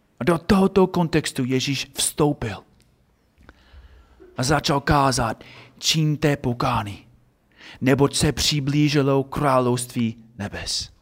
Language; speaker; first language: Czech; non-native, fluent; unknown